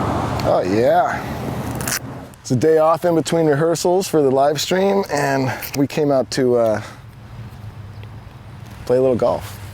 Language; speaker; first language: English; native; English